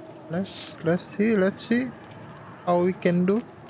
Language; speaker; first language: English; non-native, learner; Indonesian